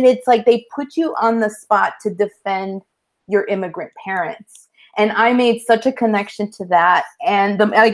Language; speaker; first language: English; early bilingual, other home language; Spanish